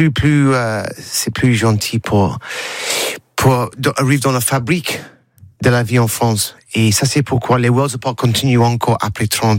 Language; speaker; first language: French; non-native, learner; English